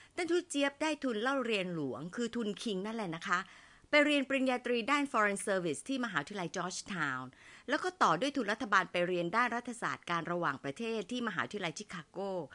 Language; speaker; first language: Thai; native; Thai